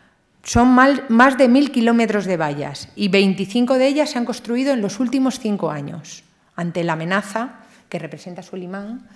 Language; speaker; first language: Spanish; native; Spanish